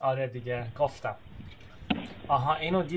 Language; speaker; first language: Persian; early bilingual, heritage; Persian